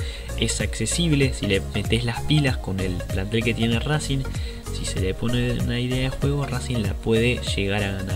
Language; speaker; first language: Spanish; native; Spanish